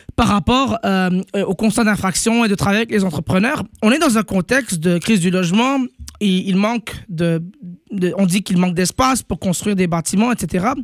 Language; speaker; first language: French; native; French